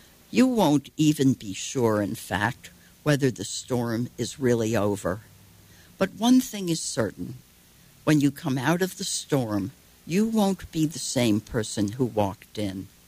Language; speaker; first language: English; native; English